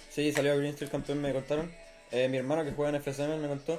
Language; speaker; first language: Spanish; native; Spanish